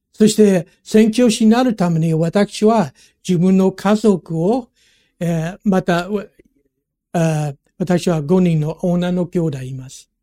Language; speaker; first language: Japanese; non-native, fluent; English